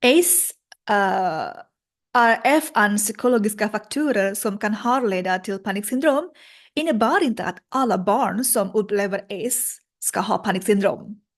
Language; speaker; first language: Swedish; non-native, learner; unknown